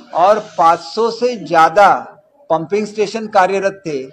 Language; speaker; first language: Hindi; non-native, local second language; Marathi